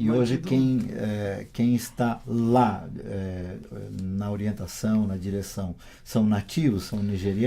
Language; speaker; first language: Portuguese; native; Portuguese